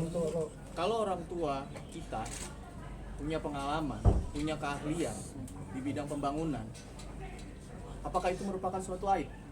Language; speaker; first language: Indonesian; native; Indonesian